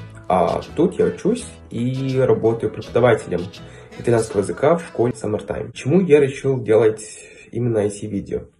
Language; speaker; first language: Russian; non-native, fluent; Italian